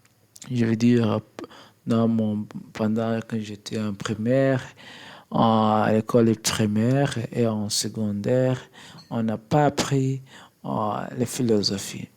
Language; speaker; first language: French; non-native, learner; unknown